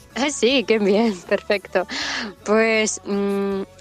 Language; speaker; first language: Spanish; non-native, fluent; Russian